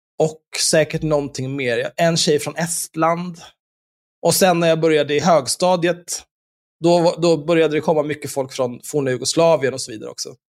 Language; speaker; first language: Swedish; native; Swedish